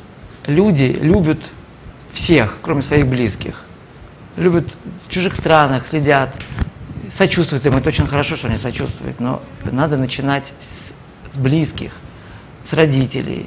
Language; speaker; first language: Russian; native; Russian